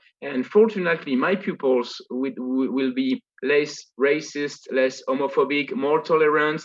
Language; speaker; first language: English; non-native, fluent; French